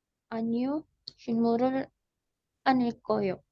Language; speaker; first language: Korean; non-native, learner; Indonesian